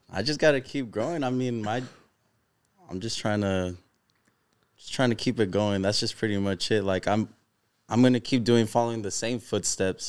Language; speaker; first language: English; early bilingual, other home language; Spanish